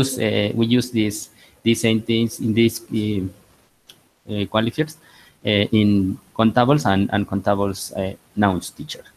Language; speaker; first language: English; non-native, learner; Spanish